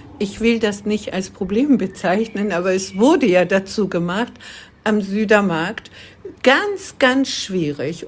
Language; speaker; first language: German; early bilingual, other home language; Kurdish